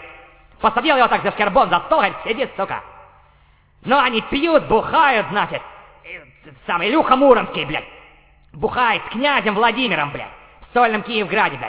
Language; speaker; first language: Russian; native; Russian